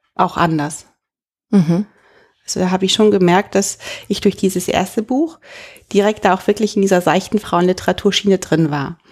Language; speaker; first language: German; native; German